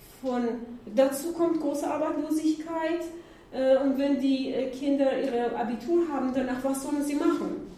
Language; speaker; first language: German; non-native, learner; Persian